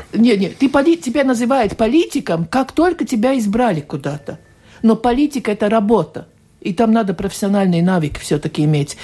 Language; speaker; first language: Russian; non-native, local second language; Latvian